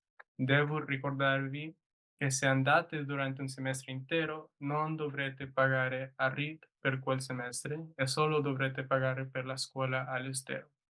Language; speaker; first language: Italian; non-native, learner; English